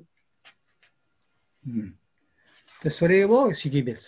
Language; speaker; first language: Japanese; non-native, learner; Bangla